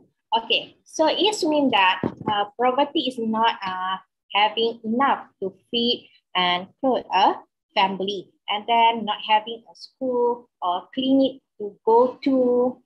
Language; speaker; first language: English; non-native, local second language; Malay